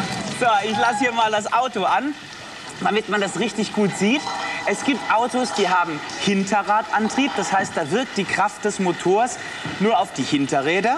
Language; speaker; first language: German; native; German